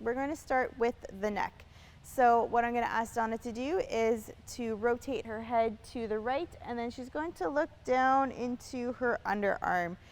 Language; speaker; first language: English; native; English